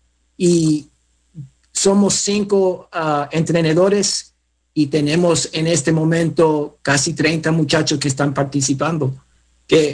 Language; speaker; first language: Spanish; early bilingual, heritage; Spanish